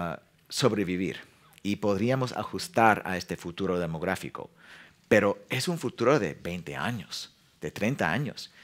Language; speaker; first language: Spanish; non-native, fluent; English